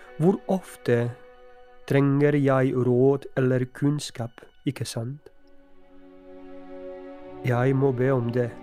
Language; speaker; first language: Norwegian; non-native, fluent; Polish